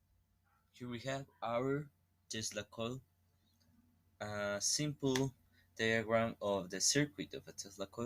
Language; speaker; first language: English; non-native, learner; Spanish